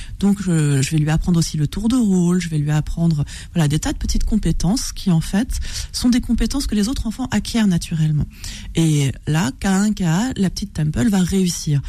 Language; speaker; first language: French; native; French